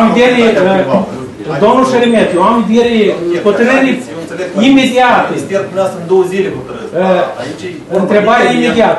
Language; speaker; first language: Romanian; native; Romanian